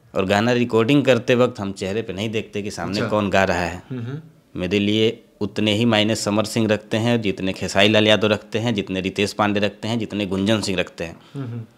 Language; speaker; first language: Hindi; native; Hindi